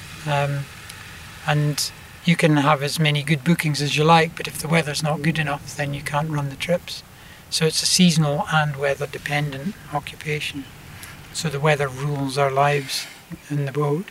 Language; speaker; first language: English; native; English